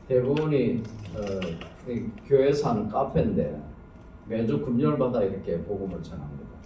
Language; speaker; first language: Korean; native; Korean